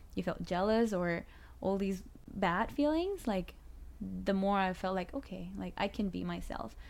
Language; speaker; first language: English; non-native, fluent; Spanish